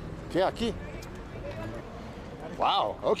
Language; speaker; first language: Spanish; non-native, learner; English